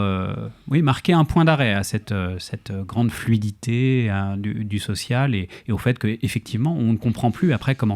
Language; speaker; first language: French; native; French